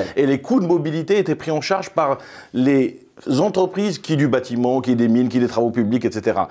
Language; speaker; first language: French; early bilingual, other home language; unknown